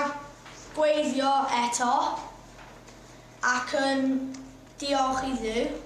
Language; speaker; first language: Welsh; non-native, learner; English